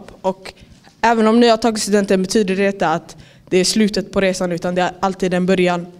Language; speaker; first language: Swedish; early bilingual, other home language; Somali